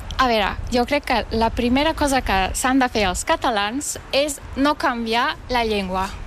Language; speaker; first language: Catalan; non-native, fluent; Turkish